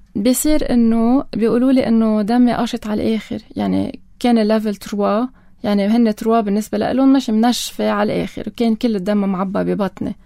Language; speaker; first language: Arabic; native; Arabic